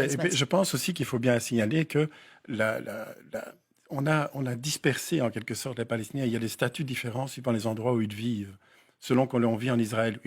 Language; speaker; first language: French; native; French